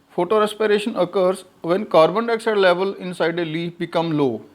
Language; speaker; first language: English; non-native, local second language; Punjabi